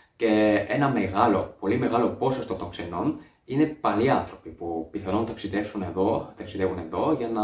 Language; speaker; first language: Greek; non-native, learner; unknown